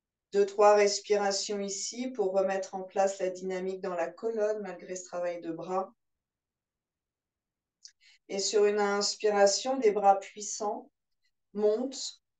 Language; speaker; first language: French; native; French